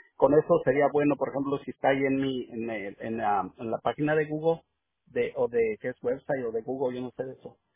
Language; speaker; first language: Spanish; native; Spanish